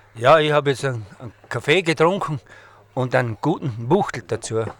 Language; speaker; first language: German; native; German